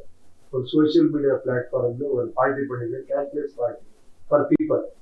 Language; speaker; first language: Tamil; non-native, learner; Kannada